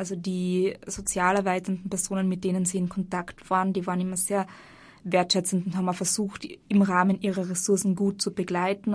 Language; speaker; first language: German; native; German